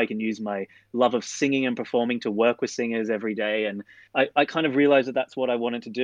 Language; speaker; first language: English; native; English